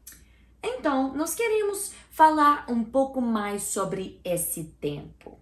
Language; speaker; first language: Portuguese; non-native, learner; English